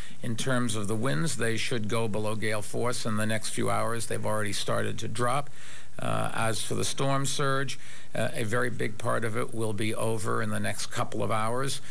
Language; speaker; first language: English; native; English